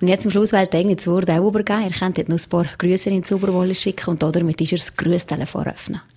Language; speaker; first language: German; native; German